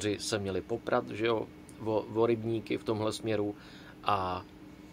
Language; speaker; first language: Czech; native; Czech